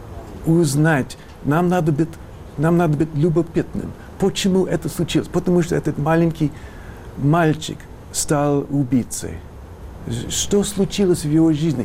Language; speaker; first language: Russian; non-native, fluent; English